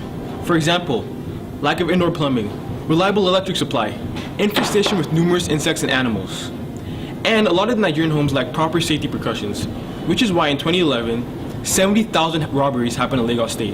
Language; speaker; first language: English; early bilingual, other home language; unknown